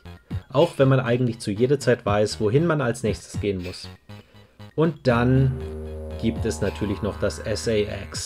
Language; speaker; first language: German; native; German